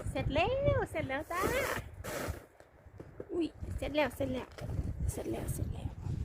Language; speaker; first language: Thai; native; Thai